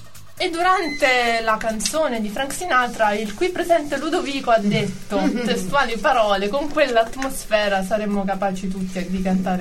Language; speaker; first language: Italian; native; Italian